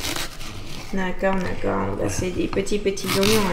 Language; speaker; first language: French; early bilingual, heritage; English